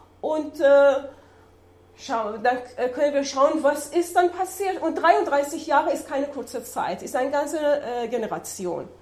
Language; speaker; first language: German; non-native, learner; Persian